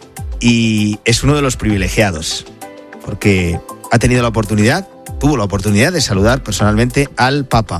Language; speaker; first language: Spanish; native; Spanish